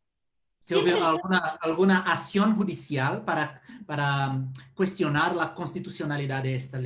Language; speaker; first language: Spanish; non-native, fluent; Portuguese